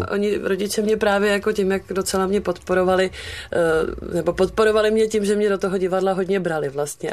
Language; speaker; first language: Czech; native; Czech